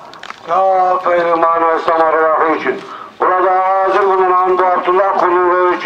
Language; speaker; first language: Turkish; native; Turkish